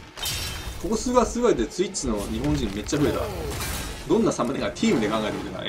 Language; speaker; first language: Japanese; native; Japanese